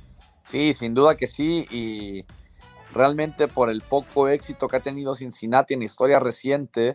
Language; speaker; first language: Spanish; native; Spanish